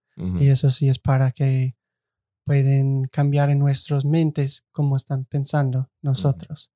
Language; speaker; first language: Spanish; non-native, fluent; English